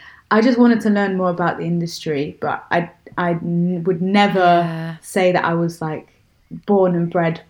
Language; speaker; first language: English; native; English